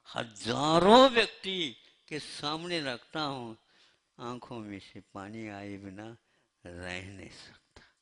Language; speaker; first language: Hindi; non-native, local second language; Kannada